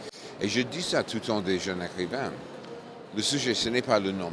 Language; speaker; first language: French; non-native, fluent; English